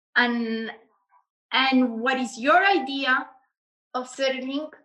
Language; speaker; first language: English; non-native, learner; Spanish